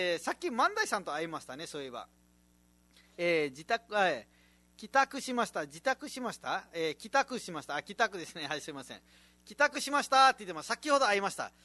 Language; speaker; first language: Japanese; non-native, fluent; Nepali